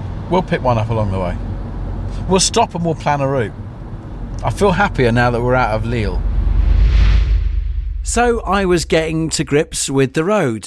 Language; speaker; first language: English; native; English